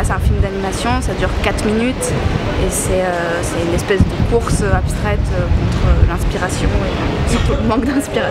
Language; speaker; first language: French; native; French